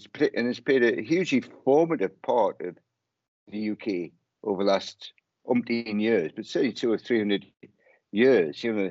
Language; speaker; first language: English; native; English